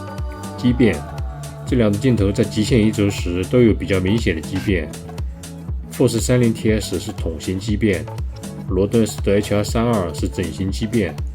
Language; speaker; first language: Chinese; native; Chinese